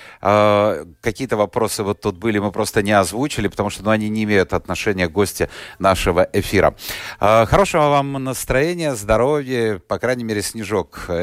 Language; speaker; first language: Russian; native; Russian